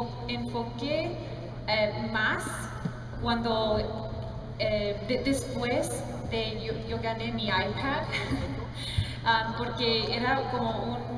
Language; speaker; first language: Spanish; non-native, learner; English